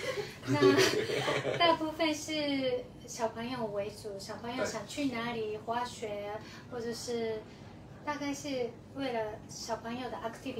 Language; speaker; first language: Chinese; non-native, fluent; Japanese